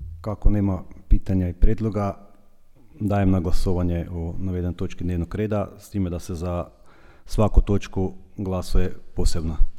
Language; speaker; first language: Croatian; native; Croatian